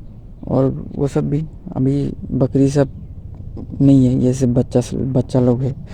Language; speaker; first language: Hindi; non-native, local second language; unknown